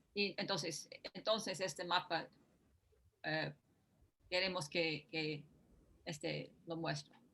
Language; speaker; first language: Spanish; non-native, fluent; English